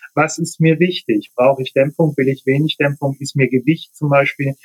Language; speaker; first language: German; native; German